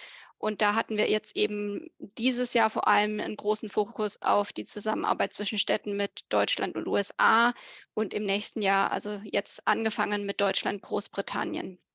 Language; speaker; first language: German; native; German